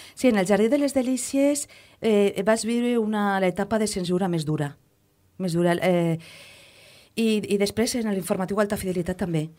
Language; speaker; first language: Catalan; native; Catalan